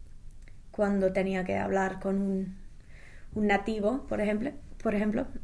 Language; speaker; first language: Spanish; non-native, fluent; English